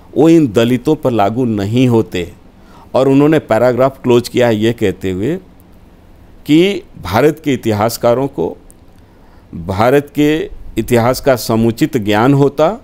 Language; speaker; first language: Hindi; native; Hindi